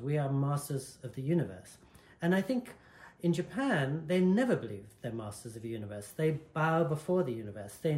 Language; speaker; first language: English; native; English